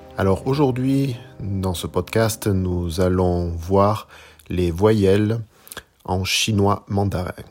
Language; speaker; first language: French; native; French